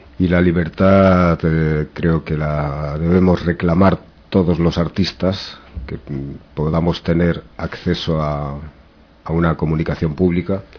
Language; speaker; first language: Spanish; native; Spanish